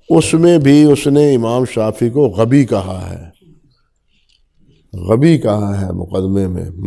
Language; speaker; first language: Urdu; non-native, local second language; Punjabi